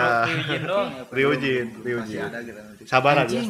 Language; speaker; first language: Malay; non-native, local second language; Sundanese